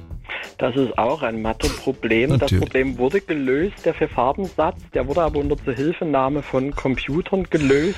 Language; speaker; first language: German; native; German